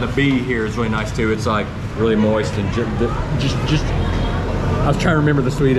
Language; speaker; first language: English; native; English